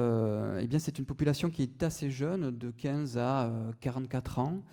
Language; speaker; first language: French; native; French